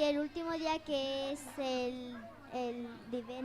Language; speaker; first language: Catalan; non-native, local second language; Spanish